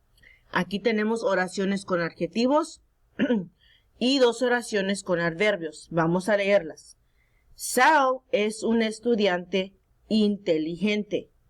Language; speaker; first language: Spanish; early bilingual, heritage; Spanish